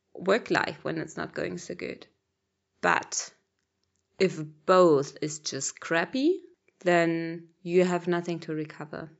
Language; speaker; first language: English; non-native, fluent; German